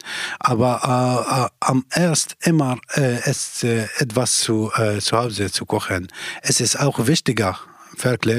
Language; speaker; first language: German; non-native, learner; Persian